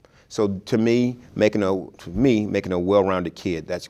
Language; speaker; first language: English; native; English